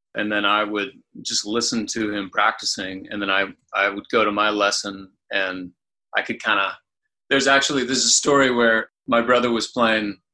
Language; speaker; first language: English; native; English